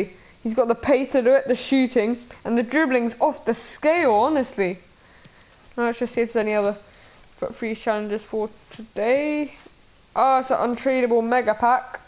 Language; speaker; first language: English; native; English